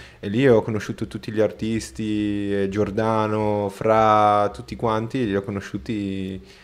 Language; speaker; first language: Italian; non-native, fluent; Portuguese